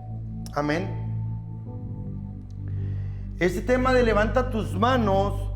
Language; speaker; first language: Spanish; native; Spanish